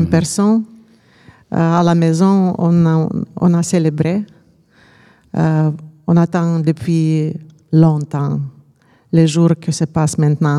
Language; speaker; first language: French; non-native, fluent; Romanian